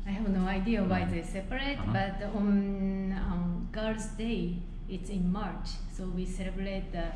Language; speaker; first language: English; non-native, fluent; Japanese